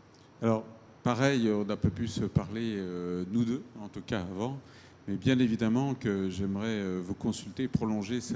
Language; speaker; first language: French; native; French